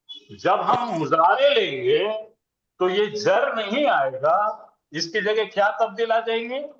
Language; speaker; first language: Hindi; native; Hindi